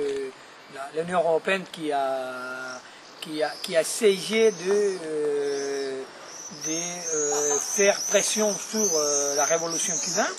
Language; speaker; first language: French; non-native, fluent; Spanish